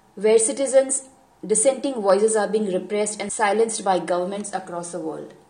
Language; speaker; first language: English; non-native, local second language; Hindi